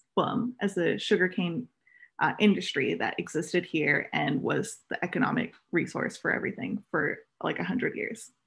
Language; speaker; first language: English; native; English